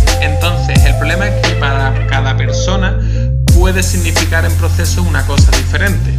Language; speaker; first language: Spanish; native; Spanish